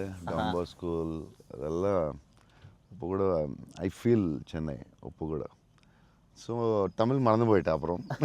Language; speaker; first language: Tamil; non-native, local second language; Telugu